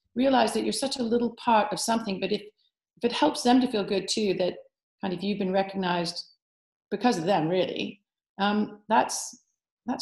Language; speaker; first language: English; native; English